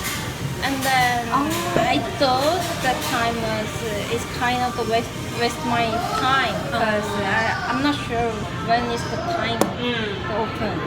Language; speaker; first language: English; non-native, learner; Korean